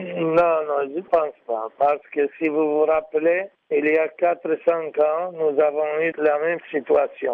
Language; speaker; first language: French; non-native, learner; Arabic